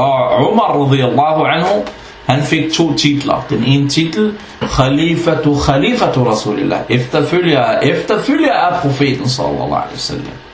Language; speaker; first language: Danish; non-native, fluent; Arabic